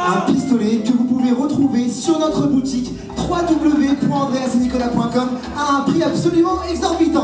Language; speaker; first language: French; native; French